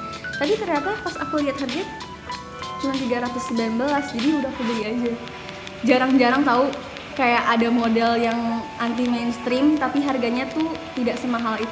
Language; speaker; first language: Indonesian; native; Indonesian